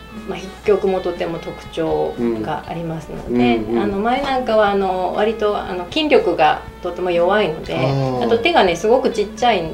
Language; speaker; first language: Japanese; native; Japanese